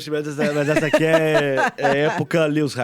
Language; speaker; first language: Portuguese; native; Portuguese